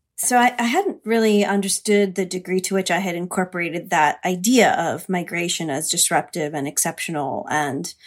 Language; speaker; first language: English; early bilingual, other home language; Hindi